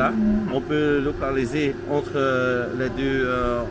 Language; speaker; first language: French; non-native, local second language; Dutch